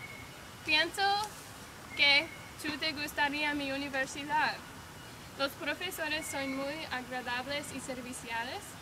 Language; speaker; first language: Spanish; non-native, learner; English